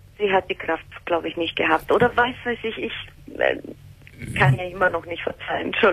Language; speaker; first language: German; early bilingual, other home language; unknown